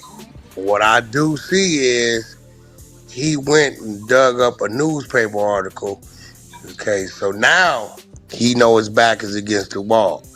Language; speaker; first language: English; native; English